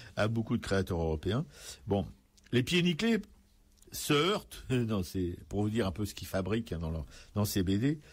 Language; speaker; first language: French; native; French